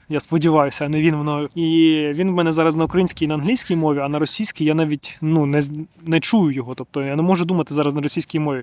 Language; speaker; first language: Ukrainian; non-native, local second language; Russian